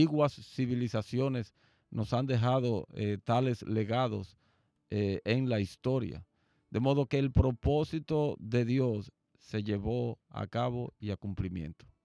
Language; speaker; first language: Spanish; native; Spanish